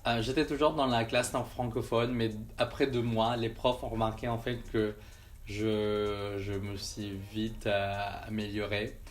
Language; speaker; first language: French; non-native, fluent; Filipino